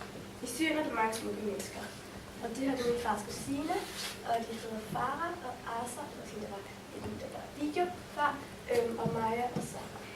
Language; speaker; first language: Danish; early bilingual, heritage; Danish